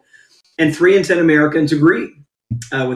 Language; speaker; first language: English; native; English